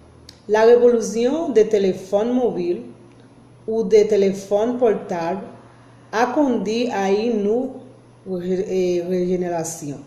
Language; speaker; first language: French; non-native, learner; Spanish